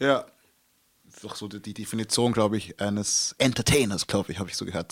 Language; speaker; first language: German; early bilingual, other home language; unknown